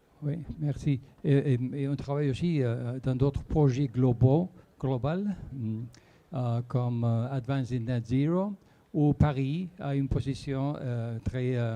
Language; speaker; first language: French; non-native, fluent; Spanish